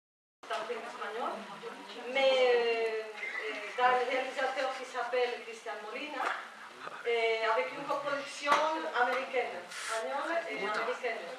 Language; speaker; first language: French; non-native, fluent; Spanish